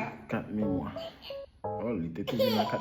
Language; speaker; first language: French; non-native, learner; Haitian Creole